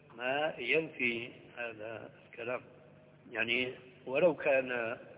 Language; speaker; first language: Arabic; early bilingual, other home language; Albanian